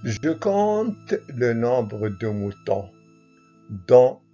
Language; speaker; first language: French; non-native, local second language; Arabic